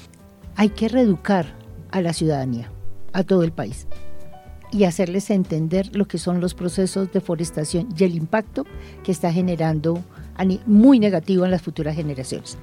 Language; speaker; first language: Spanish; native; Spanish